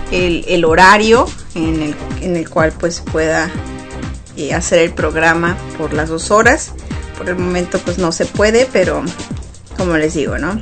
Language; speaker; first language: Spanish; native; Spanish